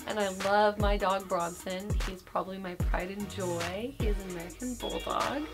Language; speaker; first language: English; native; English